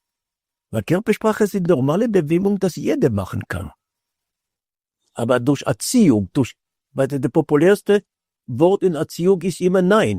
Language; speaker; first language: German; non-native, fluent; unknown